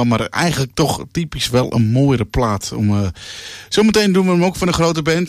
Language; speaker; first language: Dutch; native; Dutch